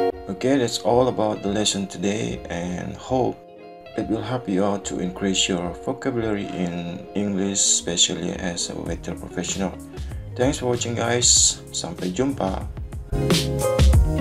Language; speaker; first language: English; non-native, learner; Indonesian